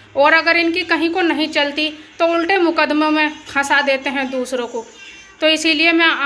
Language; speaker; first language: Hindi; native; Hindi